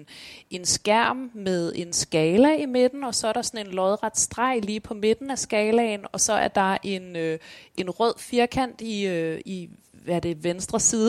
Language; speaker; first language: Danish; native; Danish